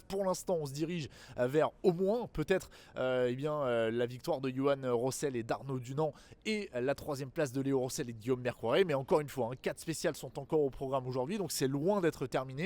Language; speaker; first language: French; native; French